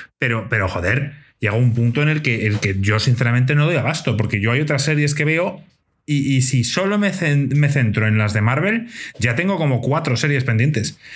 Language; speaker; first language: Spanish; native; Spanish